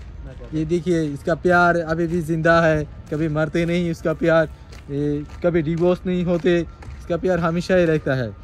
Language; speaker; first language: Hindi; non-native, learner; Bangla